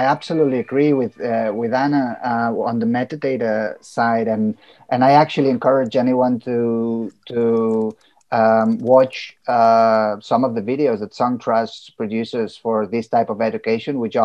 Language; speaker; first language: English; non-native, fluent; Catalan